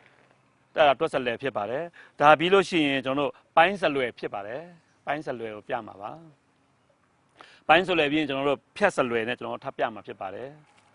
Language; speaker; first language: Burmese; non-native, local second language; Shan